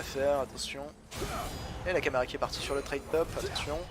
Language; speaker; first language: French; native; French